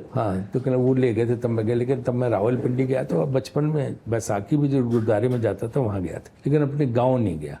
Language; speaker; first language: Hindi; native; Hindi